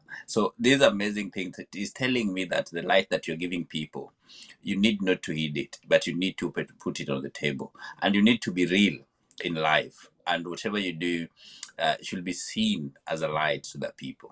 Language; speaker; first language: English; non-native, local second language; Luo (Kenya and Tanzania)